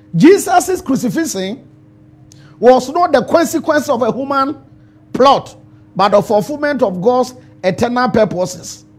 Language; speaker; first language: English; non-native, local second language; Ewe